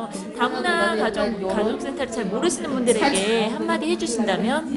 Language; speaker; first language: Korean; native; Korean